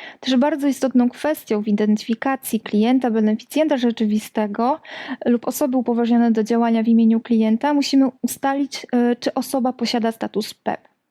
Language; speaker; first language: Polish; native; Polish